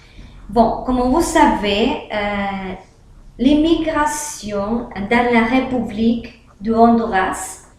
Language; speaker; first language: French; non-native, learner; Spanish